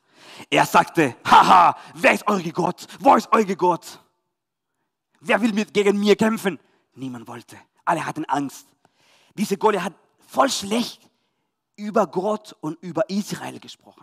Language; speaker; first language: German; non-native, learner; Spanish